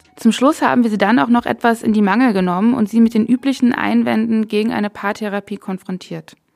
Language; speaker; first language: German; native; German